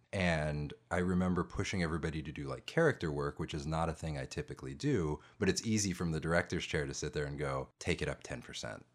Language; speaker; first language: English; native; English